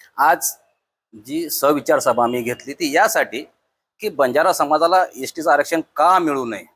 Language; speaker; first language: Marathi; non-native, local second language; Lambadi